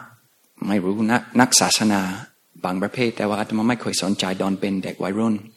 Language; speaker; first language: Thai; non-native, fluent; English